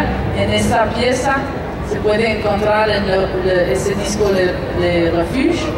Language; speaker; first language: Spanish; non-native, learner; French